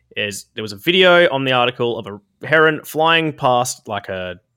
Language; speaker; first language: English; native; English